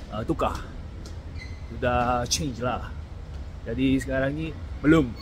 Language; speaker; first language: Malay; non-native, fluent; Korean